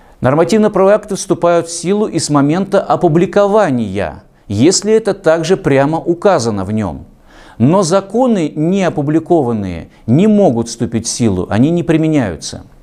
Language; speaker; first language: Russian; native; Russian